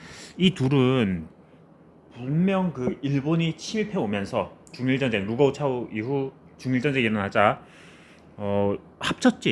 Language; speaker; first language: Korean; native; Korean